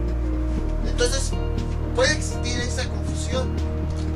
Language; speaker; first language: Spanish; native; Spanish